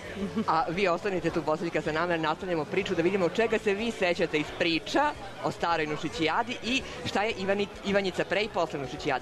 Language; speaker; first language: Serbian; native; Serbian